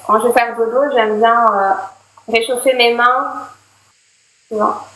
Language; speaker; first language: French; native; French